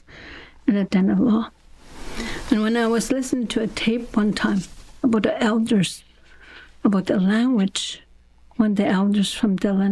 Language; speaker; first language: English; non-native, fluent; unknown